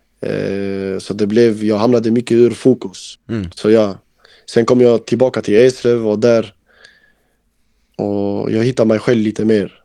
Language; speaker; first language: Swedish; early bilingual, other home language; Albanian